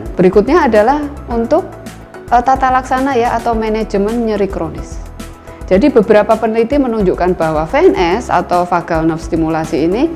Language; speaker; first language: Indonesian; native; Indonesian